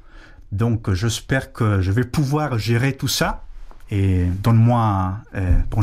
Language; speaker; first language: French; non-native, fluent; Spanish